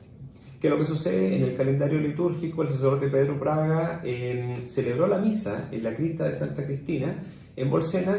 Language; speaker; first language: Spanish; native; Spanish